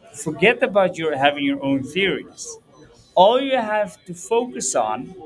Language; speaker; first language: English; early bilingual, heritage; Dutch